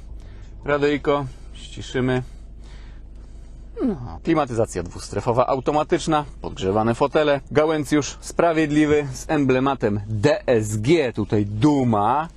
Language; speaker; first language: Polish; native; Polish